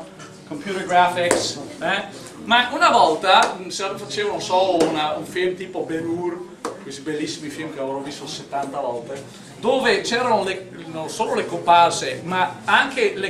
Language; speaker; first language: Italian; native; Italian